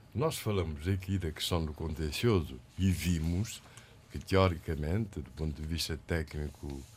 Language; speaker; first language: Portuguese; non-native, local second language; Kabuverdianu